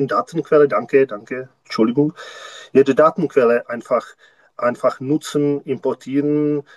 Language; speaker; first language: German; non-native, learner; Czech